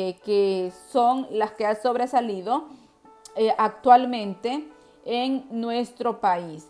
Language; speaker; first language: Spanish; native; Spanish